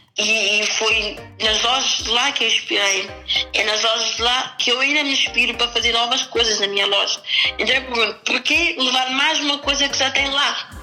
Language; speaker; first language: Portuguese; early bilingual, other home language; Kabuverdianu